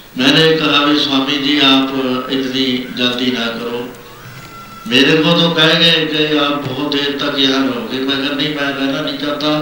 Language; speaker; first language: Hindi; non-native, local second language; Punjabi